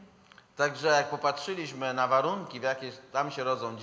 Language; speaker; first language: Polish; native; Polish